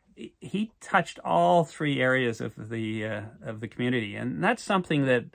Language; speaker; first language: English; native; English